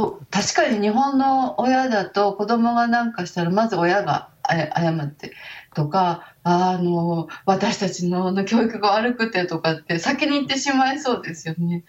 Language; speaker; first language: Japanese; native; Japanese